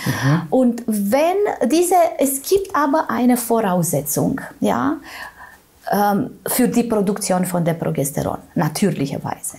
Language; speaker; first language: German; non-native, fluent; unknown